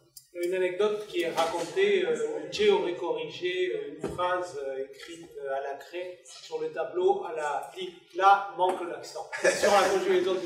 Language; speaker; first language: French; native; French